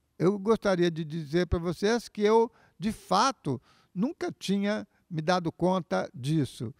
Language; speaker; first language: Portuguese; native; Portuguese